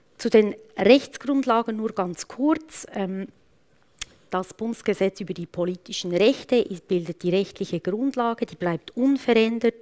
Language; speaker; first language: German; native; German